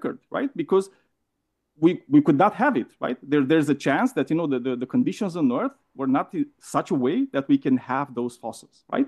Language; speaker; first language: English; non-native, fluent; Romanian